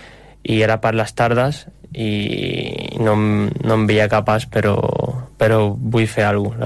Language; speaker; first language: Catalan; non-native, local second language; Spanish